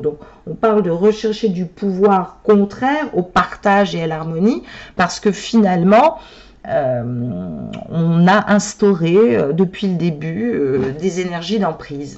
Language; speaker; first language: French; native; French